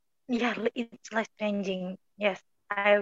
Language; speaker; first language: English; non-native, learner; Indonesian